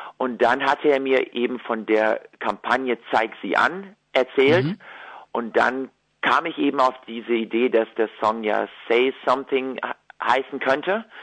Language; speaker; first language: German; early bilingual, other home language; Russian